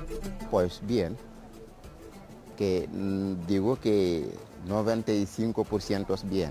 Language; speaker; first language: Spanish; non-native, learner; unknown